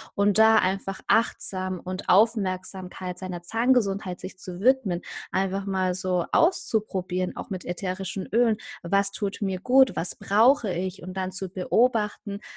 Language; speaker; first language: German; native; German